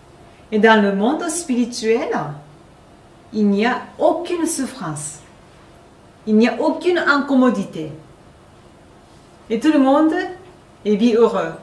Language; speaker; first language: French; non-native, fluent; Japanese